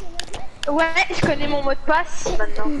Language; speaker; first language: French; native; French